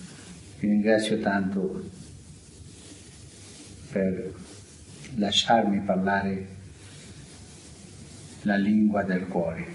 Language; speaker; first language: Italian; non-native, fluent; Spanish